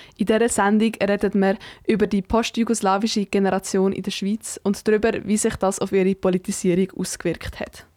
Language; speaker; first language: German; native; German